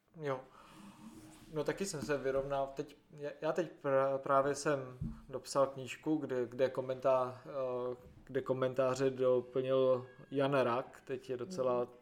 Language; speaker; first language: Czech; native; Czech